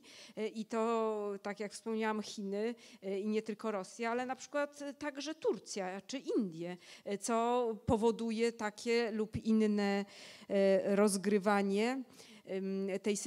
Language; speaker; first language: Polish; native; Polish